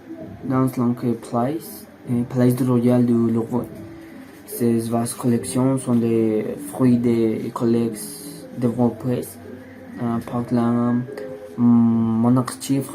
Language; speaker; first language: French; non-native, learner; Spanish